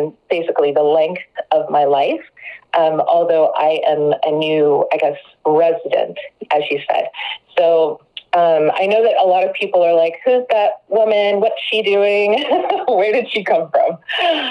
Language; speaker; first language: English; native; English